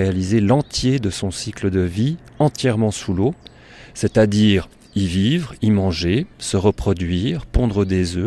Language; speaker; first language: French; native; French